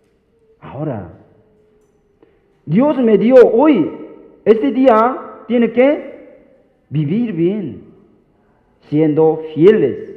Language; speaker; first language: Spanish; non-native, fluent; Korean